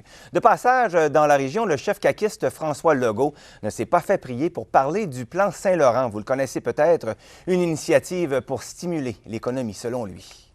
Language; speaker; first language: French; native; French